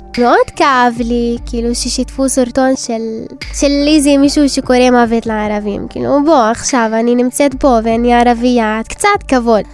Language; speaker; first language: Hebrew; non-native, local second language; Arabic